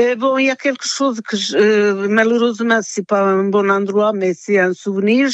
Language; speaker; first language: French; non-native, fluent; Portuguese